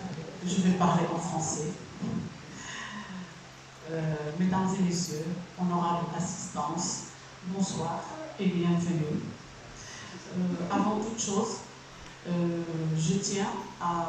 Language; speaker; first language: French; non-native, local second language; Arabic